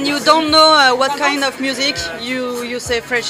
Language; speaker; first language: English; non-native, learner; French